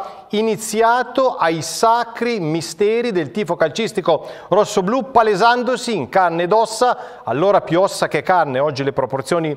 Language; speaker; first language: Italian; native; Italian